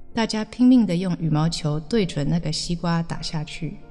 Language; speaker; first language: Chinese; early bilingual, heritage; Chinese